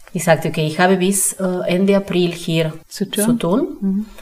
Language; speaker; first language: German; non-native, fluent; Spanish